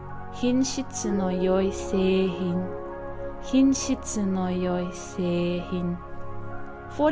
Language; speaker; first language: Japanese; non-native, fluent; English